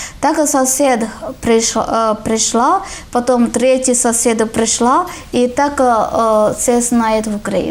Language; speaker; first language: Ukrainian; non-native, learner; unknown